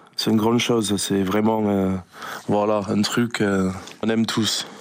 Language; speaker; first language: French; non-native, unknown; English